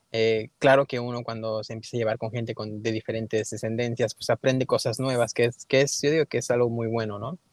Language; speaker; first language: Spanish; early bilingual, heritage; Spanish